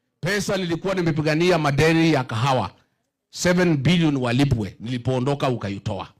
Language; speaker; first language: Swahili; non-native, local second language; Kikuyu